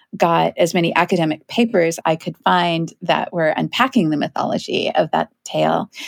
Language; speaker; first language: English; native; English